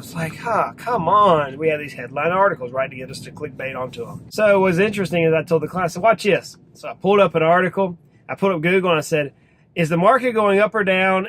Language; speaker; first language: English; native; English